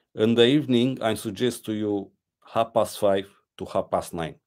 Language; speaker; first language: English; non-native, learner; Romanian